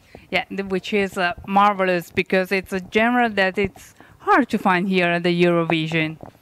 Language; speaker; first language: English; non-native, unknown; Italian